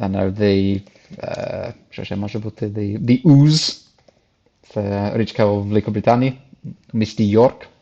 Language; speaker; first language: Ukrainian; non-native, fluent; English